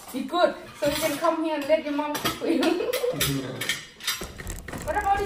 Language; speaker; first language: English; non-native, learner; Thai